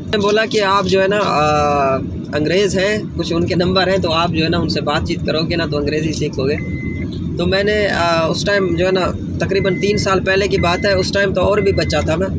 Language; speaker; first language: Urdu; non-native, local second language; Saraiki